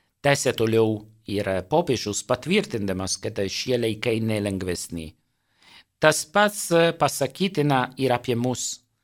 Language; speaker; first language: Lithuanian; non-native, fluent; Italian